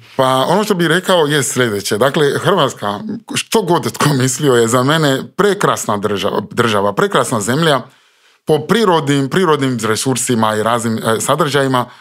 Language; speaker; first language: Croatian; non-native, fluent; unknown